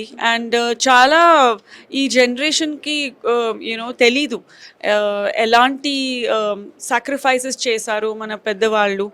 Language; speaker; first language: Telugu; non-native, fluent; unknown